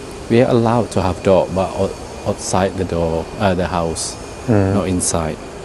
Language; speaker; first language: English; non-native, fluent; Indonesian